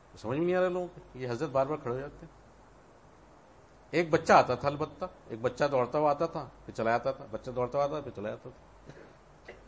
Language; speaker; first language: Urdu; native; Urdu